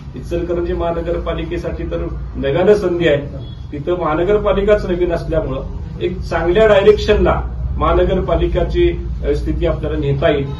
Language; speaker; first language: Marathi; native; Marathi